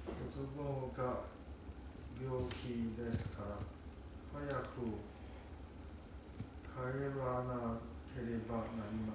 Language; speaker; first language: Japanese; non-native, learner; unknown